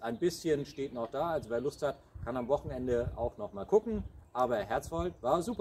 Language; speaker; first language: German; native; German